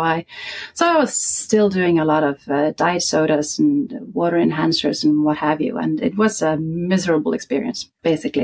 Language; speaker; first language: English; non-native, fluent; Icelandic